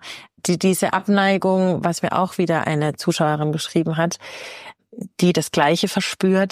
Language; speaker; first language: German; native; German